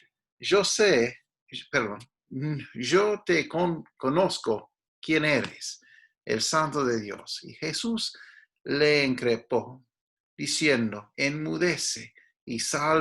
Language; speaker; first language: Spanish; non-native, fluent; English